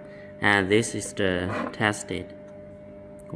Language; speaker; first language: English; non-native, learner; Chinese